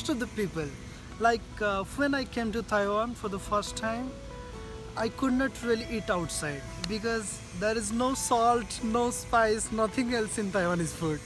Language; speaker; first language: English; non-native, fluent; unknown